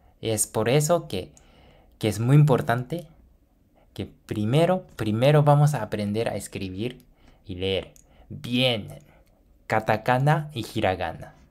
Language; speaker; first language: Spanish; non-native, fluent; Japanese